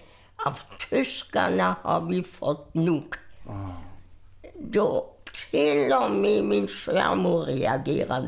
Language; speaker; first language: Swedish; non-native, fluent; German